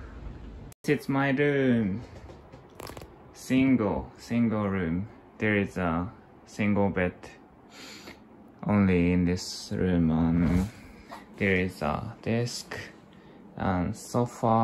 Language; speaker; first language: English; non-native, learner; Japanese